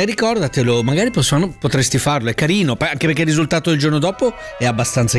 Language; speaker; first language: Italian; native; Italian